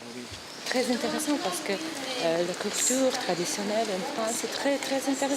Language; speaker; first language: French; non-native, learner; Ukrainian